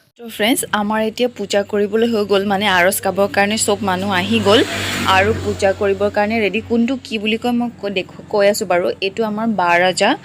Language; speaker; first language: Assamese; non-native, local second language; Bodo